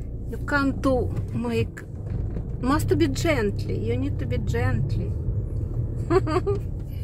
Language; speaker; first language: English; non-native, learner; Russian